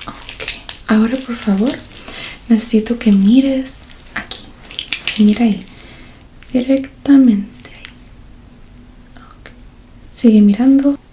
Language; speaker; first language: Spanish; early bilingual, heritage; Spanish